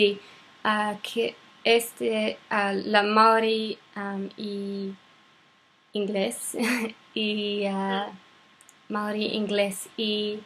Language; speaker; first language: Spanish; non-native, learner; English